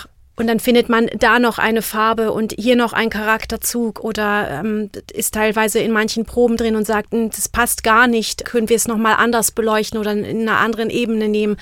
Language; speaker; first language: German; non-native, fluent; Czech